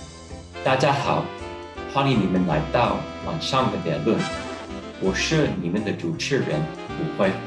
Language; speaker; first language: Chinese; non-native, learner; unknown